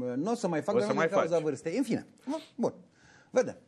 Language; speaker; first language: Romanian; native; Romanian